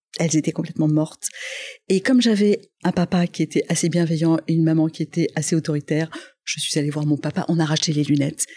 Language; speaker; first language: French; non-native, local second language; Arabic